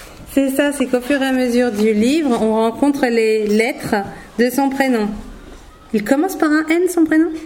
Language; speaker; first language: French; native; French